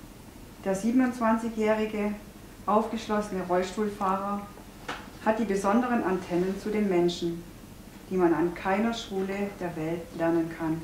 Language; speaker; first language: German; native; German